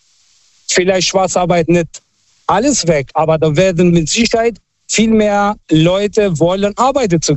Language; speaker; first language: German; non-native, fluent; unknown